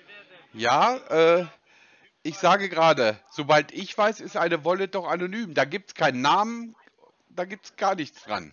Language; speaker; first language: German; native; German